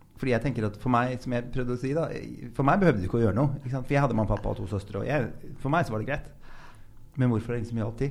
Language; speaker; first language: Norwegian; native; Norwegian